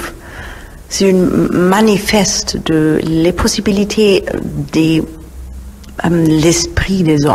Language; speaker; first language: French; non-native, fluent; German